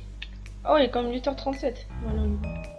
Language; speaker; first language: French; native; French